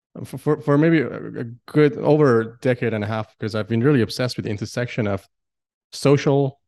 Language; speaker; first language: English; non-native, fluent; Persian